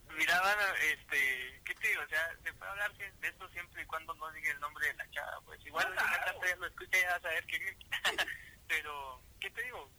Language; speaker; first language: Spanish; native; Spanish